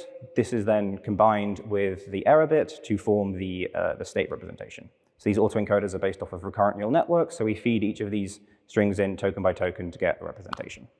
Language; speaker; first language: English; native; English